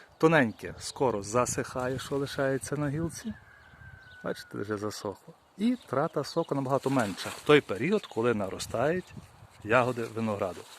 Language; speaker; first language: Ukrainian; native; Ukrainian